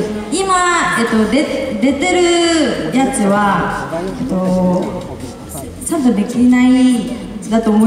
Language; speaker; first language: Japanese; non-native, fluent; Korean